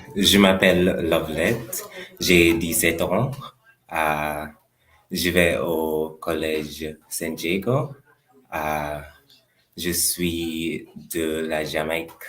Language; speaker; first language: French; non-native, learner; English